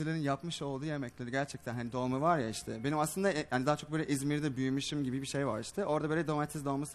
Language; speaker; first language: Turkish; non-native, fluent; English